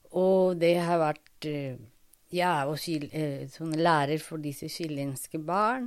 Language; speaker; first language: Norwegian; non-native, fluent; Spanish